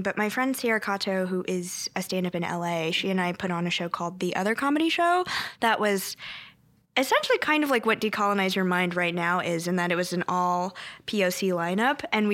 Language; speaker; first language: English; early bilingual, other home language; Korean